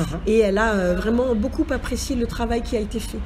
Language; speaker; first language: French; native; French